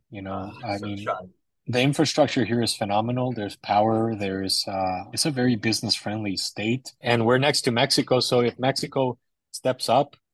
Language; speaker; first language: English; native; English